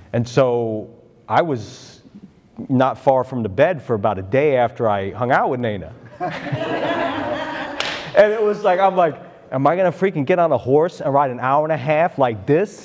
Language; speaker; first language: English; native; English